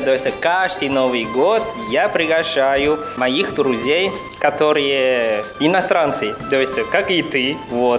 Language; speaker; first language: Russian; non-native, fluent; Chinese